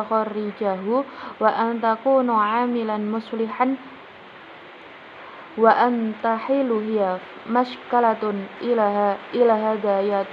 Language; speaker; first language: Arabic; non-native, learner; Indonesian